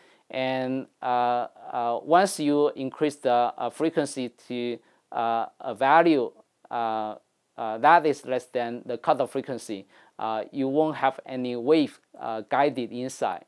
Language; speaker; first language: English; non-native, fluent; Chinese